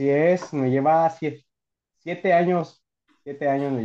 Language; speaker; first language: Spanish; native; Spanish